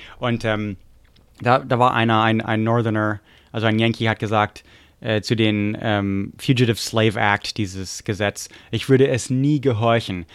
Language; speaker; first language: German; non-native, fluent; English